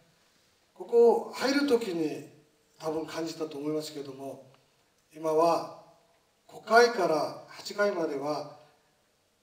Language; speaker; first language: Japanese; non-native, fluent; Korean